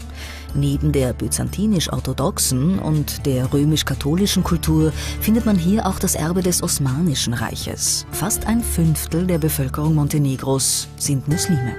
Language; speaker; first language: German; native; German